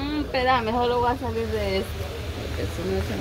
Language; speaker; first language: Spanish; native; Spanish